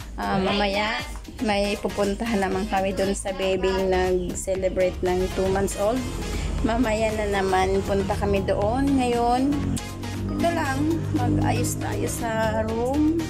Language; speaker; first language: Filipino; non-native, local second language; Bikol